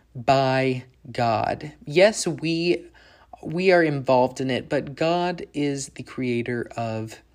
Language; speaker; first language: English; native; English